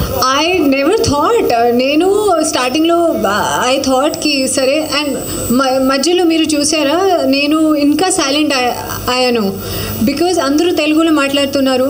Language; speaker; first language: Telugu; non-native, learner; Hindi